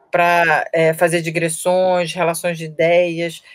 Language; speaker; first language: Portuguese; native; Portuguese